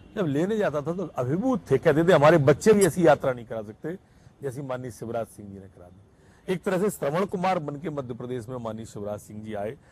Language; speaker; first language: Hindi; native; Hindi